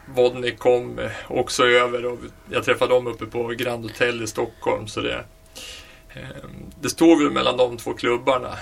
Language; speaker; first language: Swedish; native; Swedish